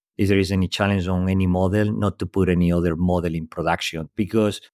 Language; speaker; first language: English; non-native, fluent; Spanish